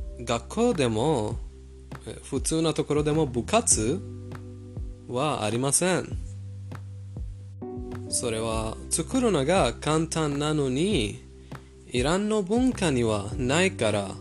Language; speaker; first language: Japanese; non-native, fluent; Persian